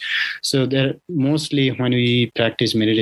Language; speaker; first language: English; non-native, local second language; Bangla